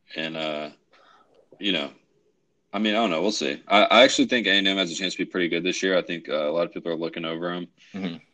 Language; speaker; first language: English; native; English